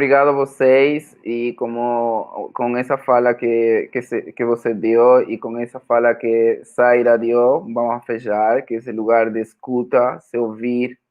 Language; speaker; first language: Portuguese; non-native, fluent; Spanish